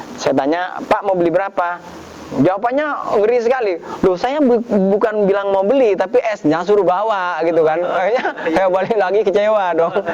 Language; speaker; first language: Indonesian; non-native, local second language; Madurese